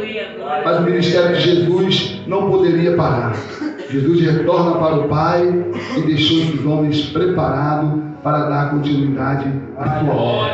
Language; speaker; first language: Portuguese; native; Portuguese